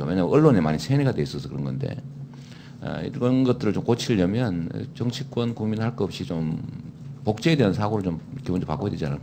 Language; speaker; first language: Korean; native; Korean